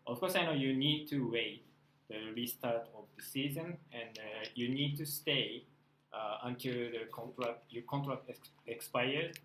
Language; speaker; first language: English; non-native, learner; Japanese